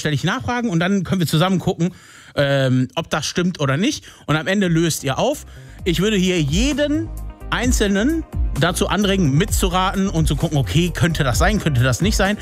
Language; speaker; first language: German; native; German